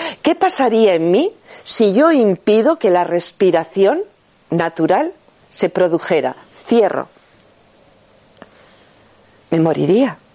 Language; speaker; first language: Spanish; native; Spanish